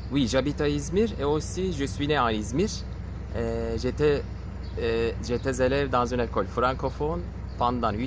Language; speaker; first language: French; non-native, local second language; Turkish